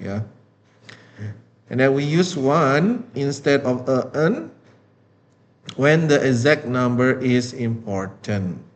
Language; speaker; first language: English; non-native, fluent; Indonesian